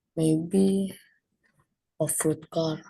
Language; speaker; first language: English; non-native, learner; Indonesian